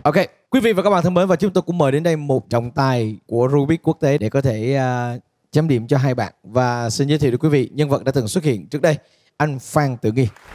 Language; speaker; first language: Vietnamese; native; Vietnamese